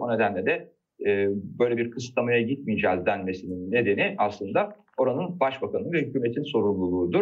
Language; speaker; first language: Turkish; native; Turkish